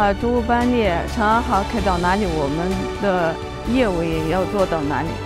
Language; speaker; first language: Chinese; non-native, fluent; Russian